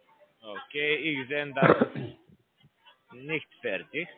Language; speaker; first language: German; non-native, learner; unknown